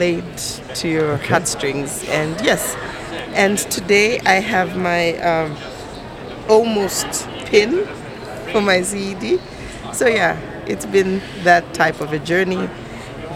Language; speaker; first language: English; non-native, local second language; Bemba